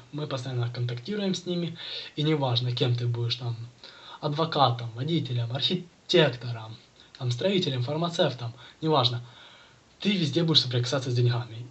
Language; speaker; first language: Russian; native; Russian